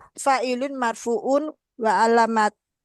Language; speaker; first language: Arabic; non-native, learner; Indonesian